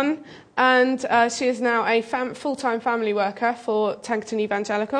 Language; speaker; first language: English; native; English